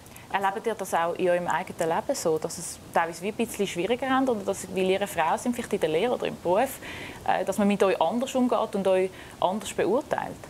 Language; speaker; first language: German; native; German